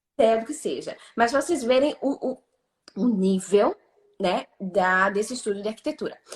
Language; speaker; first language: Portuguese; native; Portuguese